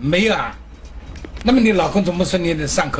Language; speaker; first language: Chinese; native; Chinese